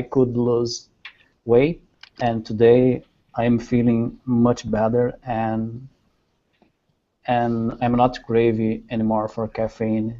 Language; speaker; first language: English; non-native, learner; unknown